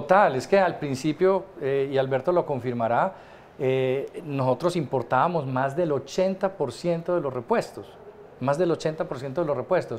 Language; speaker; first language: Spanish; native; Spanish